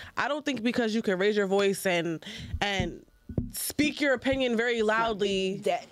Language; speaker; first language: English; native; English